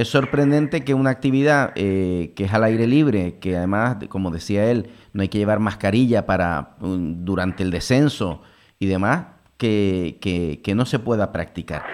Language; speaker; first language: Spanish; native; Spanish